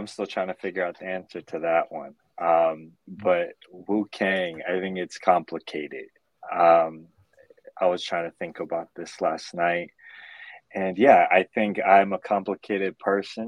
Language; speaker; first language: English; native; English